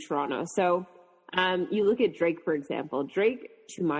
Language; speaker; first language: English; native; English